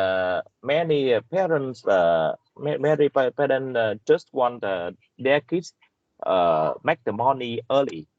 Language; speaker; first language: English; non-native, learner; Vietnamese